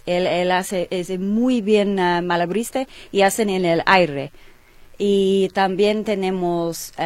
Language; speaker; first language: Spanish; non-native, learner; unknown